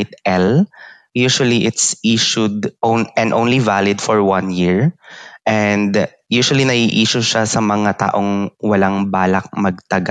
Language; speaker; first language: English; non-native, local second language; Iloko